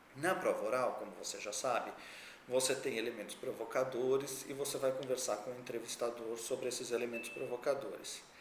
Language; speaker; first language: Portuguese; native; Portuguese